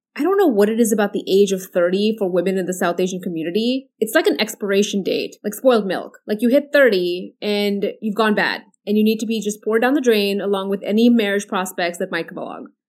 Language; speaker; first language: English; early bilingual, other home language; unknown